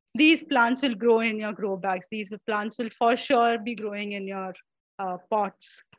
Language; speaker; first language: English; non-native, local second language; Malayalam